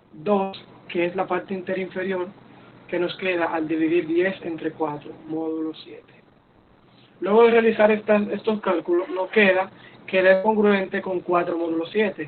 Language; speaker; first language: Spanish; native; Spanish